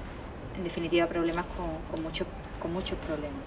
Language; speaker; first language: Spanish; native; Spanish